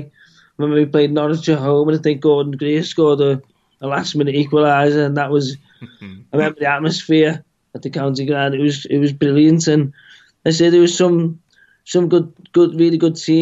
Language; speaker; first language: English; native; English